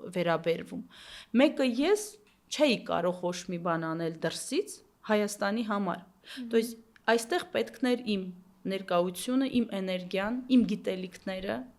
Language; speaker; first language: Armenian; early bilingual, heritage; Armenian